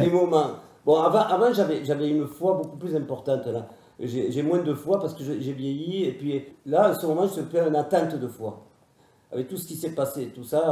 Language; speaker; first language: French; native; French